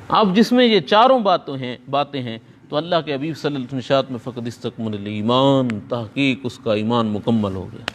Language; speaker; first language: Urdu; non-native, local second language; Punjabi